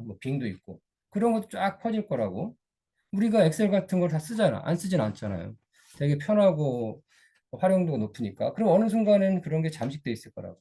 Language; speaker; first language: Korean; native; Korean